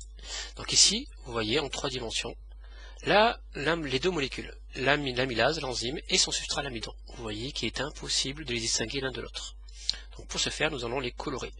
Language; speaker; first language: French; native; French